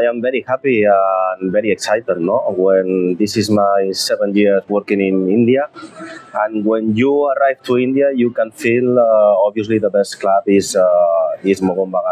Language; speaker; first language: English; non-native, fluent; Spanish